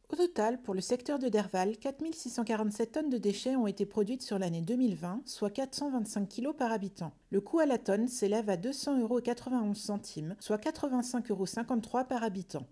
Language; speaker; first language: French; native; French